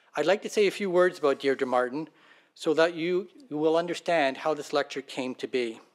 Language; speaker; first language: English; native; English